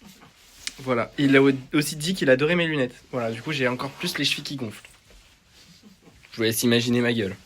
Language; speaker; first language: French; native; French